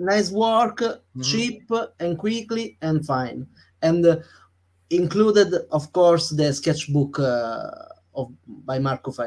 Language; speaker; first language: English; non-native, learner; Italian